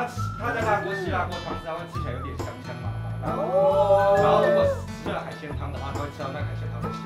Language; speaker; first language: Chinese; native; Chinese